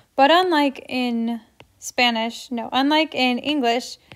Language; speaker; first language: English; native; English